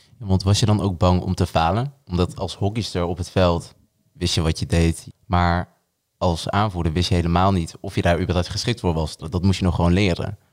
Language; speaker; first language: Dutch; native; Dutch